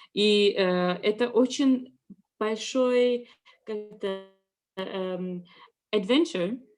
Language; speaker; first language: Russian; non-native, learner; Georgian